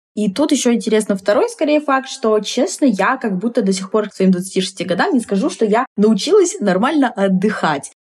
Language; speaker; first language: Russian; native; Russian